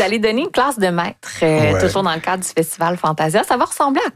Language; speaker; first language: French; native; French